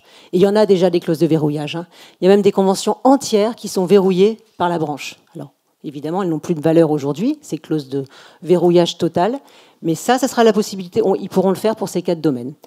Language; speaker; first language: French; native; French